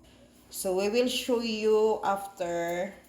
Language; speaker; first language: English; non-native, local second language; Cebuano